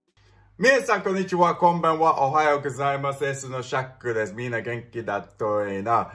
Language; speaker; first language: Japanese; non-native, learner; English